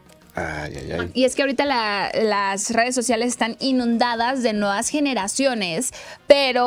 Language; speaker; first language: Spanish; native; Spanish